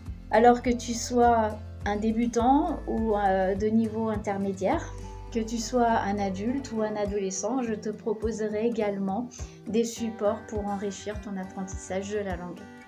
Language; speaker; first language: French; early bilingual, heritage; French